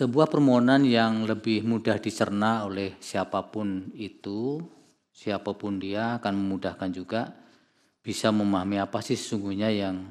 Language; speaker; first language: Indonesian; native; Indonesian